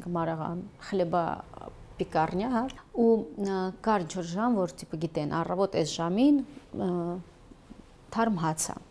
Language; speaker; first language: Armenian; native; Armenian